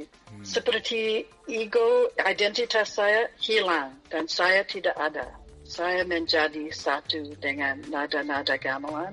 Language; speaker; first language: Indonesian; non-native, fluent; English